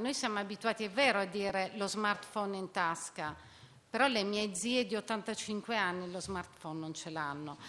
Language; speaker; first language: Italian; native; Italian